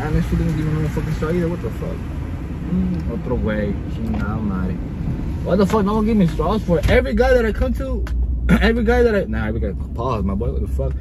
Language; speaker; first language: English; early bilingual, other home language; Spanish